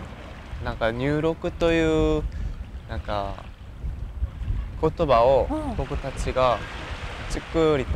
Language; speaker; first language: Japanese; non-native, learner; Korean